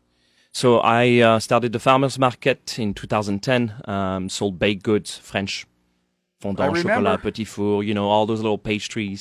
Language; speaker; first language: English; non-native, fluent; French